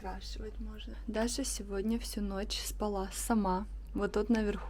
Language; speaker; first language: Russian; native; Russian